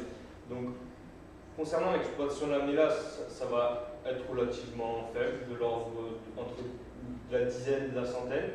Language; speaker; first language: French; native; French